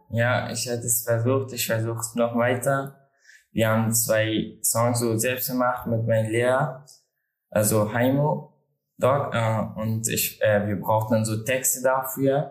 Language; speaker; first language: German; non-native, learner; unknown